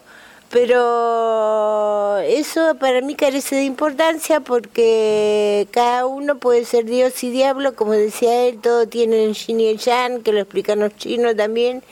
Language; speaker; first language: Spanish; native; Spanish